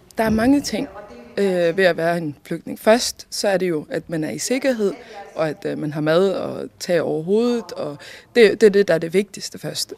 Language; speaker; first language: Danish; early bilingual, other home language; Somali